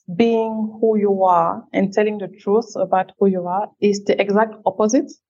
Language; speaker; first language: English; non-native, local second language; French